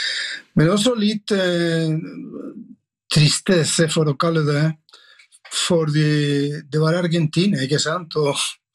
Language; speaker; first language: Norwegian; non-native, fluent; Spanish